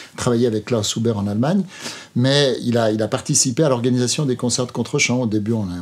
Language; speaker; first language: French; native; French